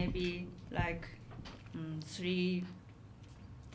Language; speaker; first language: English; non-native, learner; Japanese